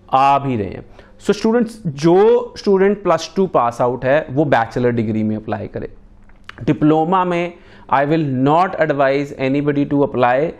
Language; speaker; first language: Hindi; non-native, local second language; Punjabi